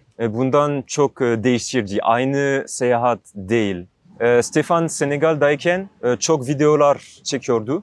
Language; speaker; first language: Turkish; non-native, learner; French